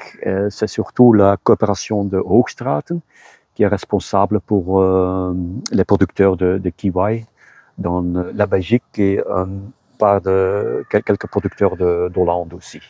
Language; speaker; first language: French; non-native, local second language; Dutch